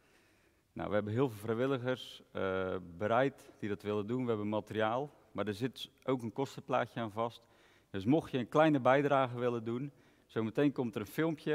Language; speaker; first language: Dutch; native; Dutch